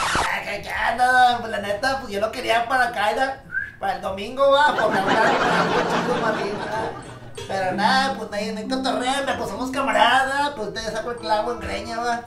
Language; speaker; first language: Spanish; native; Spanish